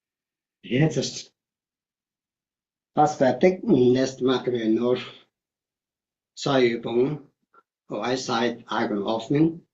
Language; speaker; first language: German; non-native, fluent; Tibetan